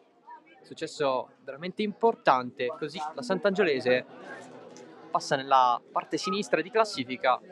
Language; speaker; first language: Italian; native; Italian